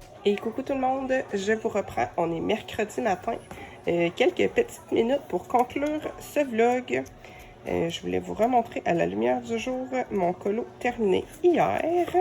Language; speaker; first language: French; native; French